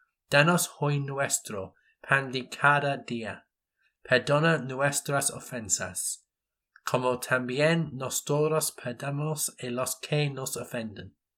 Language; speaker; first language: Spanish; non-native, learner; English